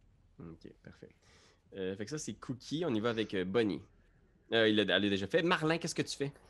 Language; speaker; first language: French; native; French